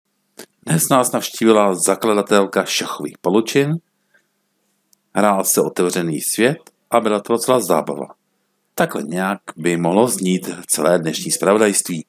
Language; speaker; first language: Czech; native; Czech